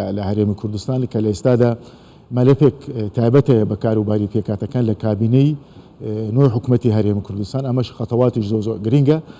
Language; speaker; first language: Central Kurdish; non-native, local second language; Azerbaijani